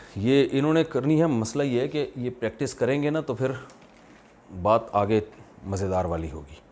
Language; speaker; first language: Urdu; native; Urdu